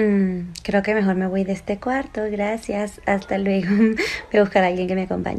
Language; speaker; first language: Spanish; native; Spanish